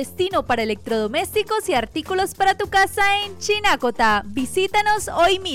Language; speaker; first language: Spanish; native; Spanish